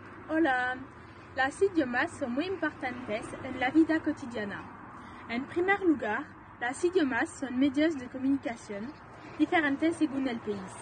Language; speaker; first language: Spanish; non-native, learner; French